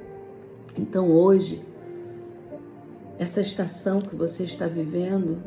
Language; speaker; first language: Portuguese; native; Portuguese